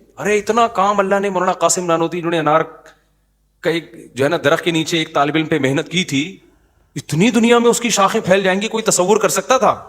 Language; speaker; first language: Urdu; native; Urdu